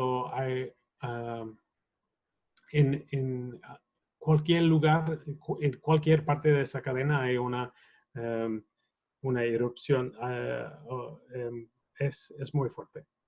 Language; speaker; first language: Spanish; non-native, fluent; English